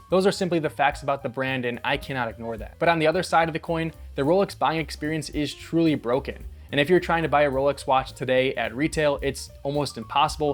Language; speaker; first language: English; native; English